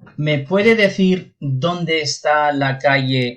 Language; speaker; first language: Spanish; non-native, fluent; Urdu